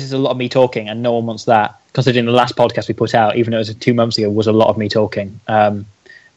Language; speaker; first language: English; native; English